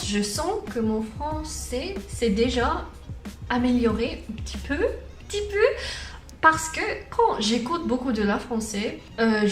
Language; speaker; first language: French; non-native, learner; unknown